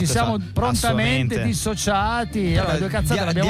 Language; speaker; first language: Italian; native; Italian